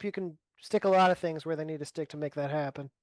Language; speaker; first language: English; native; English